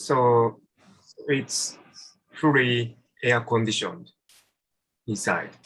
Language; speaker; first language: English; non-native, fluent; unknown